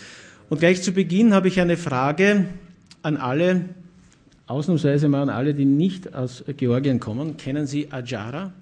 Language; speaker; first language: German; native; German